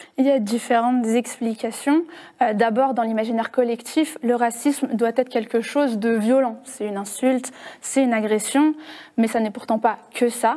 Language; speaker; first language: French; native; French